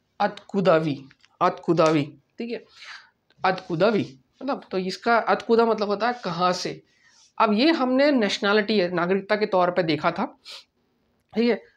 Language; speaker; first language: Hindi; native; Hindi